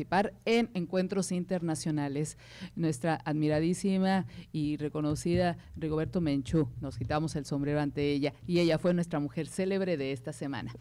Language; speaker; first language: Spanish; native; Spanish